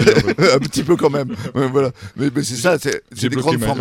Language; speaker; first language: French; native; French